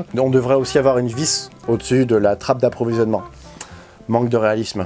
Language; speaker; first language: French; native; French